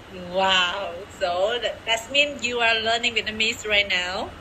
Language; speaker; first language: English; non-native, learner; Vietnamese